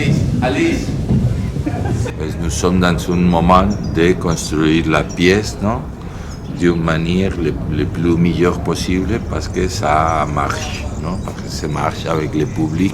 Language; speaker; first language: French; non-native, learner; Spanish